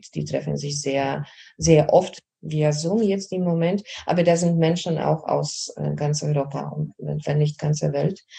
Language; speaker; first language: German; non-native, fluent; Polish